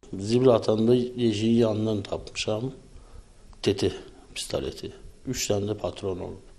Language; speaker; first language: Azerbaijani; native; Azerbaijani